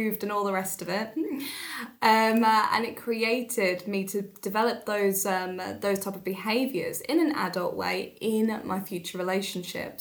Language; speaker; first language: English; native; English